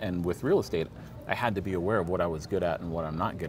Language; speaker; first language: English; native; English